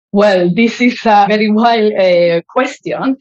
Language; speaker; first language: English; non-native, fluent; Spanish